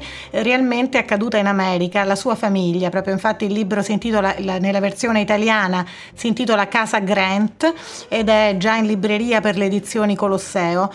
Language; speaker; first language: Italian; native; Italian